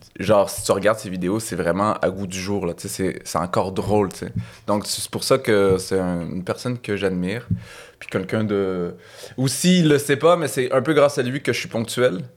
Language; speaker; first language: French; native; French